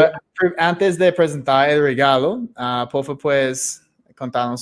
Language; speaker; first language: Spanish; non-native, fluent; English